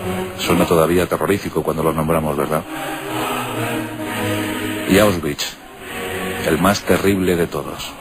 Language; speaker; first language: Spanish; native; Spanish